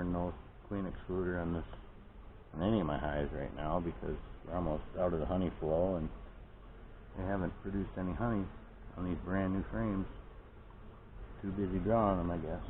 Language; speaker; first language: English; native; English